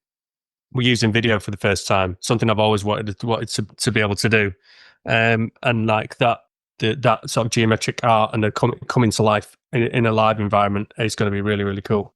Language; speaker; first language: English; native; English